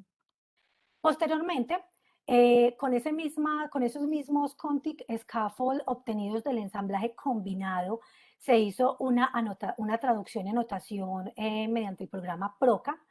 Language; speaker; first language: Spanish; native; Spanish